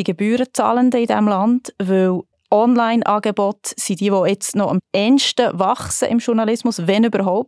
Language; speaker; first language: German; native; German